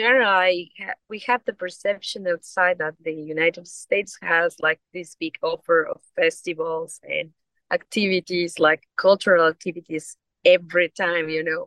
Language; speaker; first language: English; non-native, fluent; Spanish